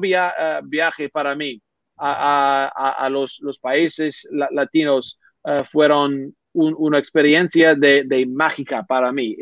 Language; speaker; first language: Spanish; non-native, learner; English